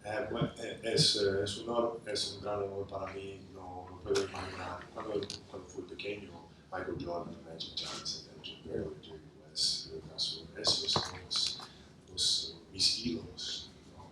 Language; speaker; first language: Spanish; non-native, fluent; English